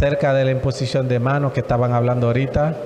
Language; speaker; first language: Spanish; non-native, fluent; Haitian Creole